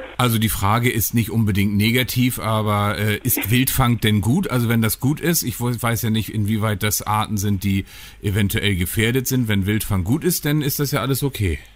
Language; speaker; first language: German; native; German